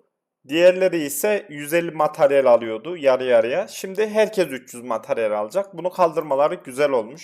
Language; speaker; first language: Turkish; native; Turkish